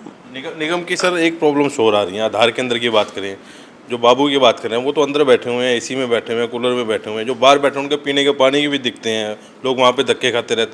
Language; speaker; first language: Hindi; native; Hindi